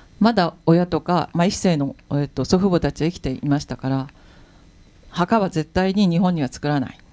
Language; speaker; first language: Japanese; native; Japanese